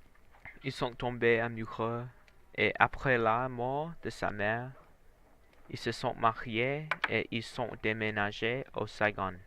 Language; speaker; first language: French; non-native, learner; Vietnamese